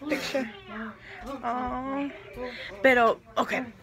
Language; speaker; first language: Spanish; early bilingual, heritage; Spanish